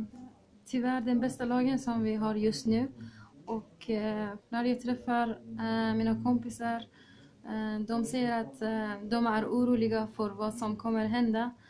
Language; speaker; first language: Swedish; early bilingual, other home language; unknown